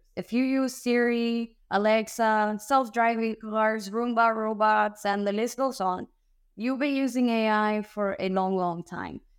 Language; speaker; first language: English; early bilingual, other home language; Spanish